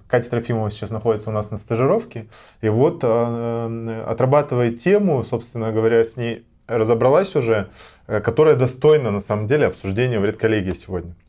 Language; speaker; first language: Russian; native; Russian